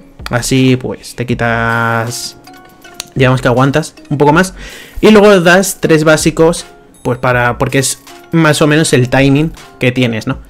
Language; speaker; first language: Spanish; native; Spanish